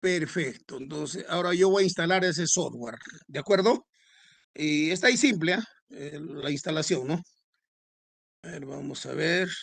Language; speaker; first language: Spanish; native; Spanish